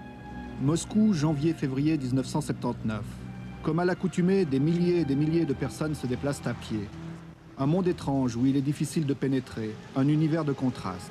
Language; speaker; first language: French; native; French